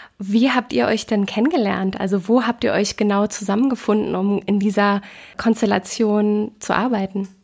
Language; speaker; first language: German; native; German